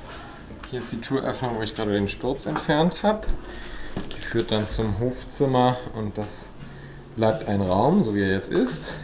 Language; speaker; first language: German; native; German